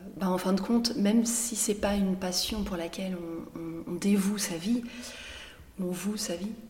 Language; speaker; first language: French; native; French